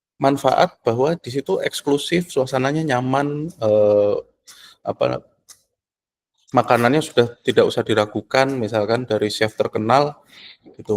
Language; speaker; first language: Indonesian; native; Indonesian